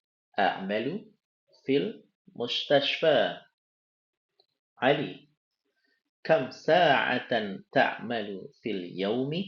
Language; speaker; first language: Arabic; non-native, fluent; Indonesian